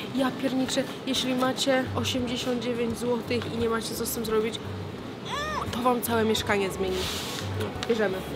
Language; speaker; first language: Polish; early bilingual, heritage; Polish